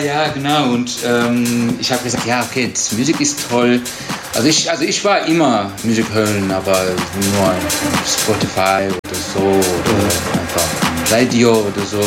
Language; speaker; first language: German; non-native, learner; Turkish